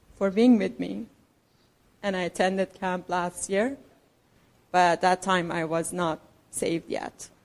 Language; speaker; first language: English; non-native, fluent; Persian